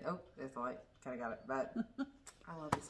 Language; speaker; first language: English; native; English